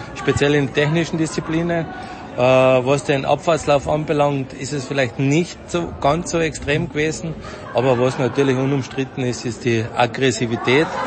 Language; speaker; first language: German; native; German